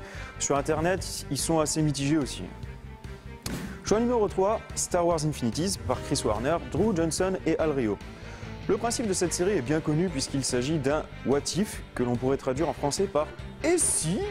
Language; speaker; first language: French; native; French